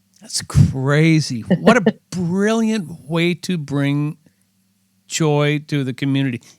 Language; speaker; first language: English; native; English